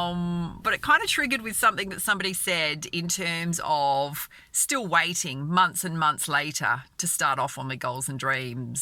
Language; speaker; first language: English; native; English